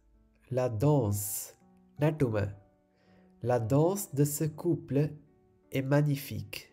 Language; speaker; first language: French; non-native, fluent; Sinhala